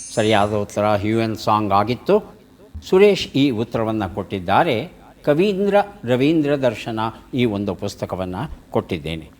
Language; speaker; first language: Kannada; native; Kannada